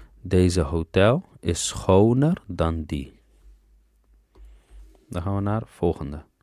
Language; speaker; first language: Dutch; early bilingual, other home language; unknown